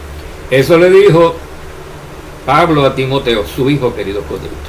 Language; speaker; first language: Spanish; native; Spanish